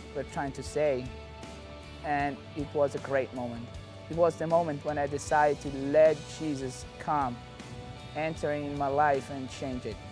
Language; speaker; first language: English; non-native, fluent; Italian